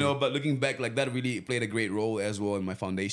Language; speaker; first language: English; non-native, local second language; Venda